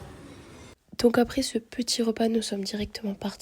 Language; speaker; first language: French; native; French